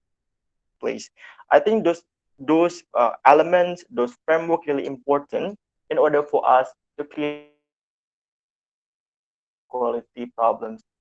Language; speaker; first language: English; non-native, fluent; Indonesian